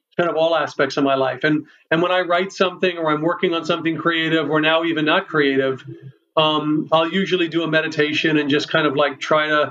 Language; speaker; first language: English; native; English